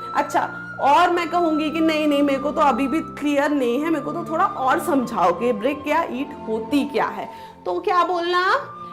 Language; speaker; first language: Hindi; non-native, local second language; Gujarati